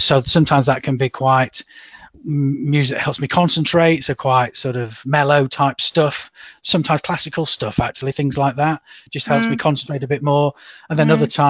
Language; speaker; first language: English; native; English